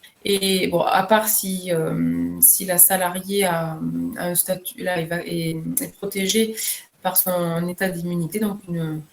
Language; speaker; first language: French; native; French